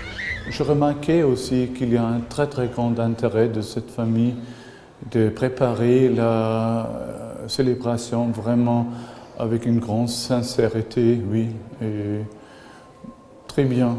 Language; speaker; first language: French; non-native, learner; German